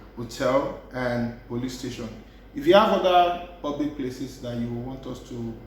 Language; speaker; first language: English; non-native, local second language; Yoruba